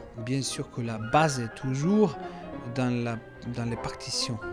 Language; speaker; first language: French; non-native, learner; Macedonian